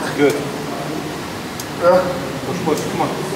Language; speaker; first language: English; native; English